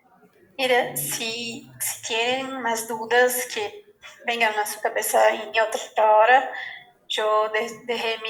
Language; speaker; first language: Spanish; non-native, fluent; Portuguese